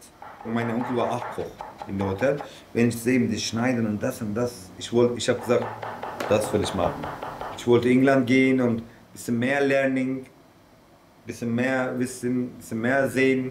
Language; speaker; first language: German; non-native, learner; Turkish